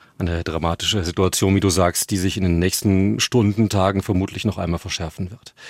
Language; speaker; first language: German; native; German